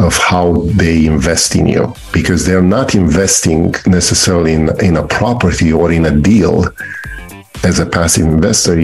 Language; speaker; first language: English; non-native, fluent; Romanian